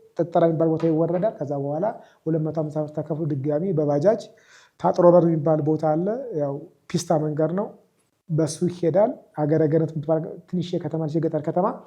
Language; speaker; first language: Amharic; native; Amharic